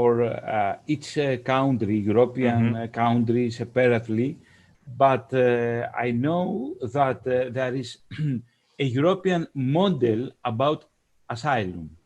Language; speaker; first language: English; non-native, fluent; Greek